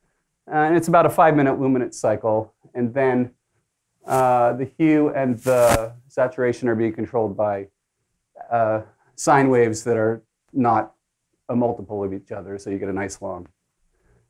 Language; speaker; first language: English; native; English